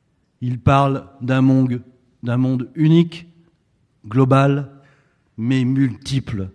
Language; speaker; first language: French; native; French